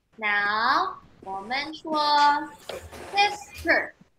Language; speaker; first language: English; non-native, fluent; Chinese